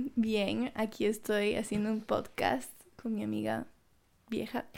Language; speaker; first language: Spanish; non-native, fluent; English